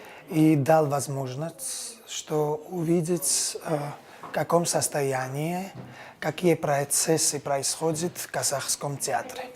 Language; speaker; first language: Russian; non-native, fluent; Georgian